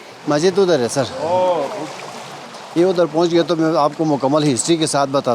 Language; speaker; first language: Hindi; non-native, local second language; Balti